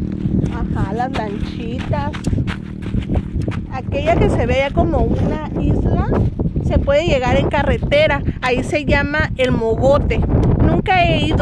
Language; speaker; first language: Spanish; native; Spanish